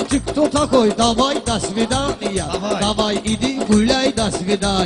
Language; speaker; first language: Russian; non-native, learner; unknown